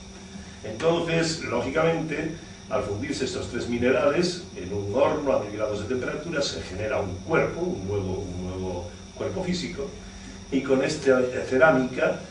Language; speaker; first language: Spanish; native; Spanish